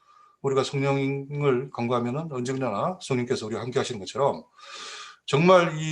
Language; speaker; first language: Korean; native; Korean